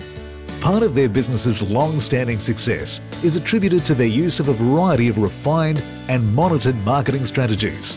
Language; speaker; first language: English; native; English